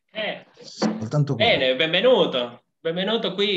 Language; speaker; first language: Italian; non-native, learner; Spanish